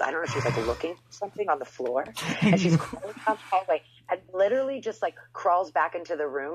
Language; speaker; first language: English; native; English